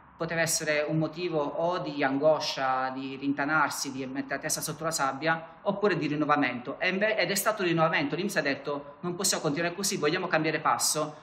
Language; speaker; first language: Italian; native; Italian